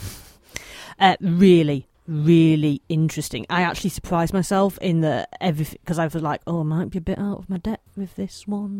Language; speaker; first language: English; native; English